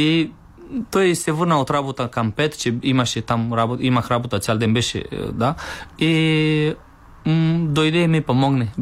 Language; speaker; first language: Bulgarian; non-native, learner; Romanian